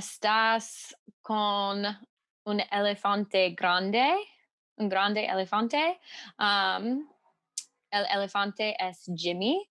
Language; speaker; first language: Spanish; non-native, learner; English